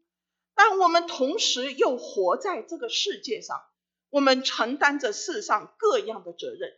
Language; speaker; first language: Chinese; native; Chinese